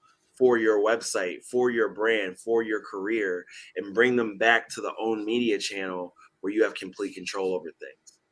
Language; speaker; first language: English; native; English